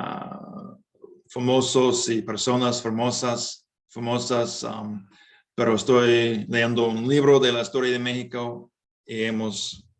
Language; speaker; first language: Spanish; non-native, fluent; English